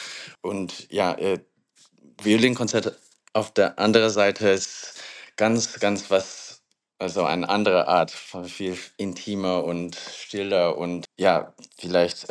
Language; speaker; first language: German; non-native, learner; English